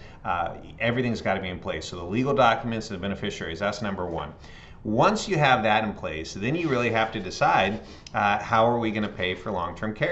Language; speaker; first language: English; native; English